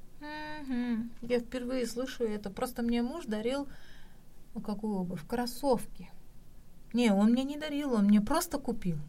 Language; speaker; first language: Russian; non-native, local second language; Kazakh